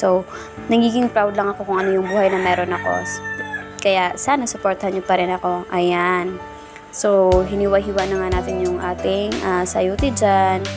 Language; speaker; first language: Filipino; non-native, local second language; Masbatenyo